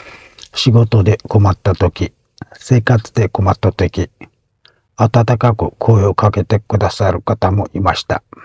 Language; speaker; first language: Japanese; non-native, fluent; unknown